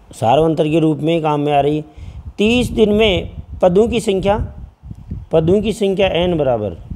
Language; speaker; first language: Hindi; native; Hindi